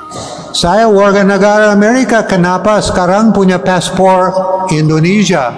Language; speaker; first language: Indonesian; non-native, fluent; English